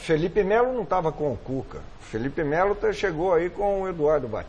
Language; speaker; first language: Portuguese; native; Portuguese